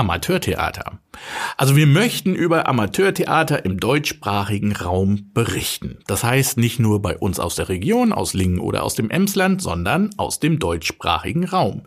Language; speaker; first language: German; native; German